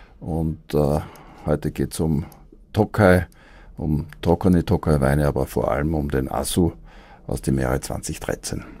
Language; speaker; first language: German; native; German